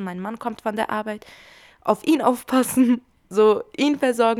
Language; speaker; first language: German; early bilingual, other home language; Kurdish